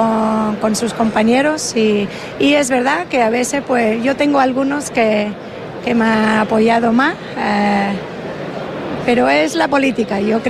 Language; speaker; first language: Spanish; non-native, fluent; English